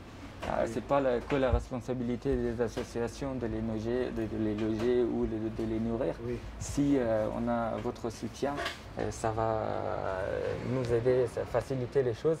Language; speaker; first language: French; non-native, fluent; Persian